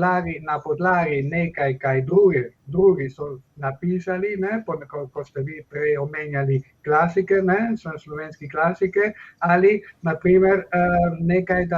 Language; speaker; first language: Slovenian; non-native, fluent; Spanish